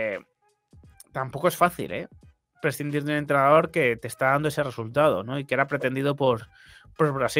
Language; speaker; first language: Spanish; native; Spanish